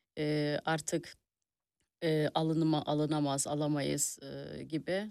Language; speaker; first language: Turkish; early bilingual, heritage; Turkish